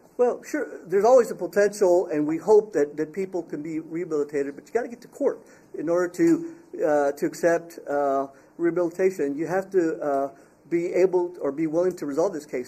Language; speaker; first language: English; early bilingual, other home language; Spanish